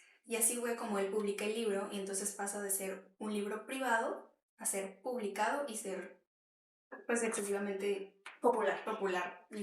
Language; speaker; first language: Spanish; native; Spanish